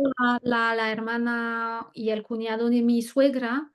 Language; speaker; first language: Spanish; non-native, fluent; French